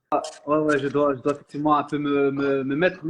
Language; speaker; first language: French; native; French